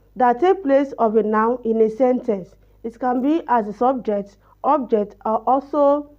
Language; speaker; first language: English; non-native, local second language; Yoruba